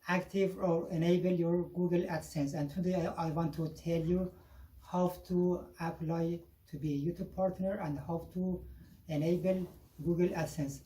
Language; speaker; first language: English; non-native, learner; Persian